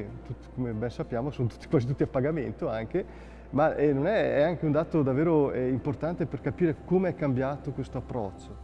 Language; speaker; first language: Italian; native; Italian